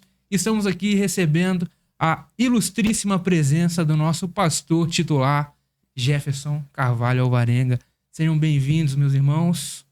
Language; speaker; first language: Portuguese; native; Portuguese